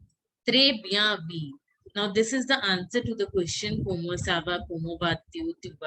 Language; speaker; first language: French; non-native, fluent; Hindi